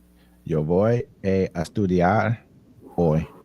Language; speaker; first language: Spanish; non-native, learner; English